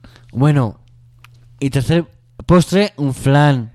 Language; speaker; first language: Spanish; native; Spanish